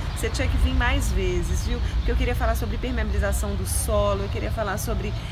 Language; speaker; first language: Portuguese; native; Portuguese